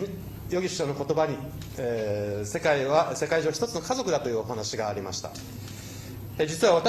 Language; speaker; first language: Japanese; native; Japanese